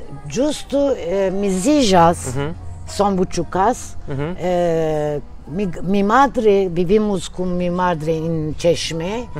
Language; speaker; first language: Spanish; early bilingual, heritage; Turkish